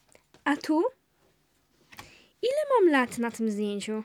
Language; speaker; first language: Polish; early bilingual, heritage; Polish